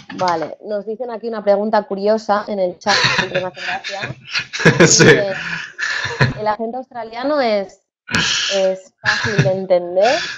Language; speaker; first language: Spanish; native; Spanish